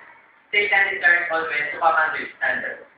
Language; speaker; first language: English; non-native, learner; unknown